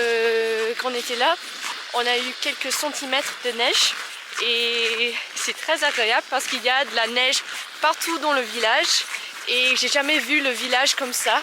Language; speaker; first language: French; non-native, fluent; English